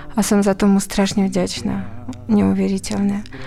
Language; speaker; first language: Slovak; non-native, fluent; Uzbek